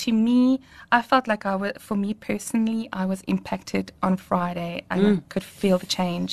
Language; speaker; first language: English; native; English